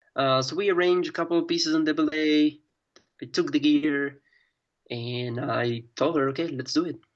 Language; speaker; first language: English; non-native, fluent; Spanish